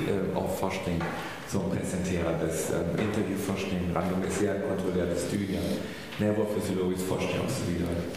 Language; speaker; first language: Swedish; non-native, fluent; German